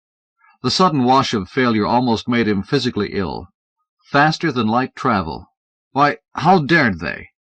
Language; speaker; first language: English; native; English